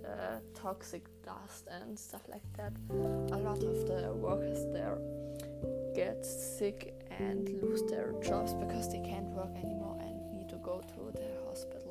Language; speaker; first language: English; non-native, fluent; German